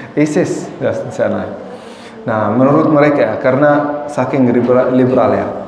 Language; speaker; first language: Indonesian; non-native, fluent; Arabic